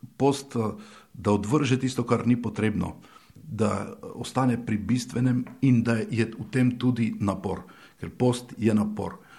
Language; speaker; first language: Slovenian; native; Slovenian